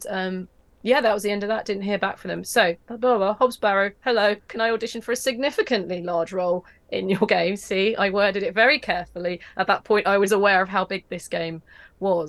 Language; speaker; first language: English; native; English